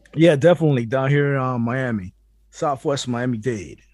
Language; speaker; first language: English; early bilingual, other home language; Spanish